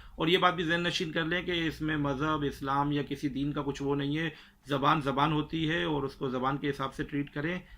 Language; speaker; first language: Urdu; native; Urdu